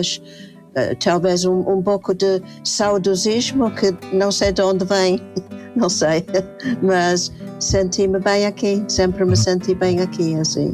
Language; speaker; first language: Portuguese; non-native, fluent; English